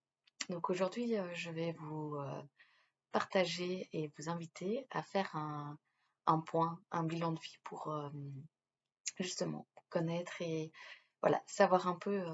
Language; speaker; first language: French; native; French